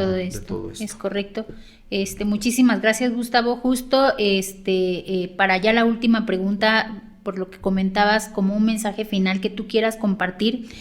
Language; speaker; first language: Spanish; native; Spanish